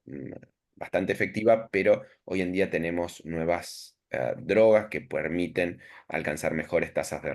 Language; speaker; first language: Spanish; native; Spanish